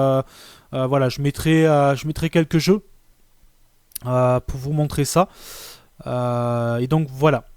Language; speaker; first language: French; native; French